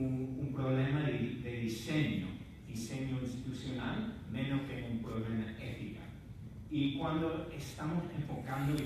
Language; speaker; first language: Spanish; non-native, fluent; English